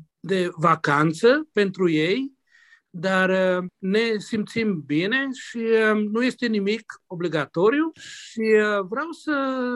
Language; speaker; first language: Romanian; non-native, local second language; Hungarian